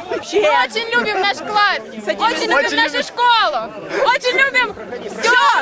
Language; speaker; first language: Russian; native; Russian